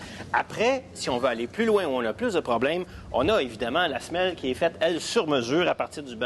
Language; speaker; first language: French; native; French